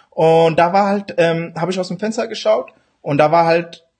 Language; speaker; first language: German; early bilingual, other home language; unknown